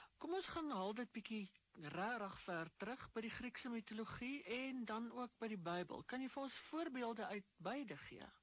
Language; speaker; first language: Afrikaans; native; Afrikaans